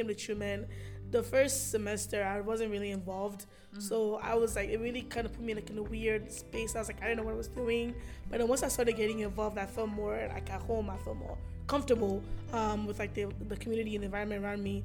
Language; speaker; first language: English; early bilingual, other home language; Ewe